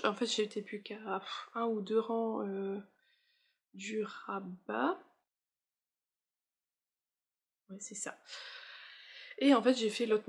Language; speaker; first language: French; native; French